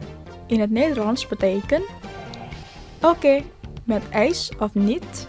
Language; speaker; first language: Dutch; non-native, learner; Indonesian